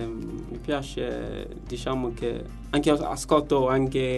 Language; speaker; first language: Italian; non-native, learner; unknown